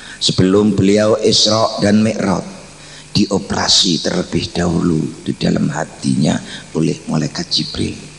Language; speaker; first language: Indonesian; non-native, local second language; Javanese